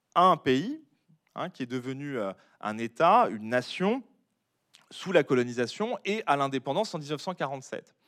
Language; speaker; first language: French; native; French